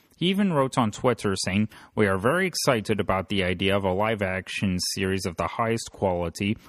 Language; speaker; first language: English; native; English